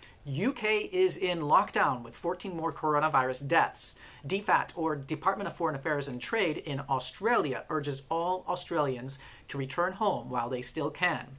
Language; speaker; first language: English; native; English